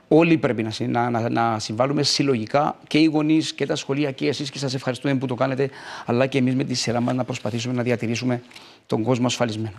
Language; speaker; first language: Greek; native; Greek